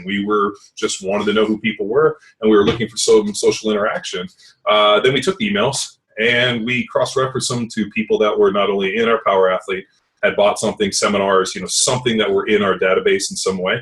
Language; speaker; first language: English; native; English